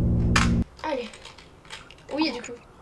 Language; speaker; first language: French; native; French